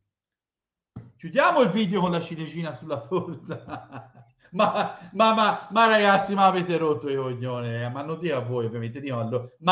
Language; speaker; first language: Italian; native; Italian